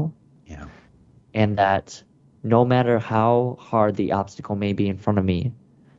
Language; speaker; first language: English; early bilingual, other home language; Russian